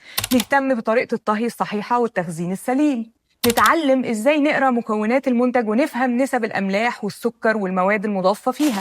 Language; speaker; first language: Arabic; native; Arabic